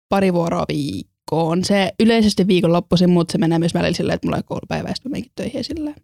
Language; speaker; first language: Finnish; early bilingual, other home language; Estonian